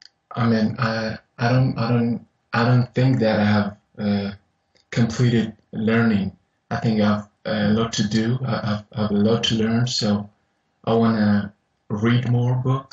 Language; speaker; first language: English; non-native, fluent; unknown